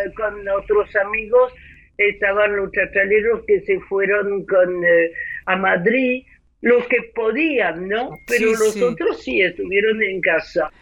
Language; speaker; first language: Spanish; non-native, fluent; French